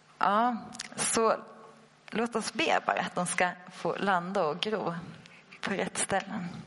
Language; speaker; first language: Swedish; native; Swedish